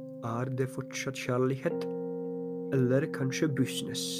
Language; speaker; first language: Norwegian; non-native, fluent; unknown